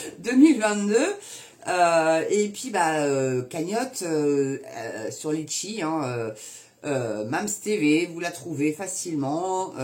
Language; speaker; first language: French; native; French